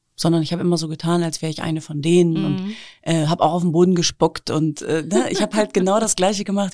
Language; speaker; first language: German; native; German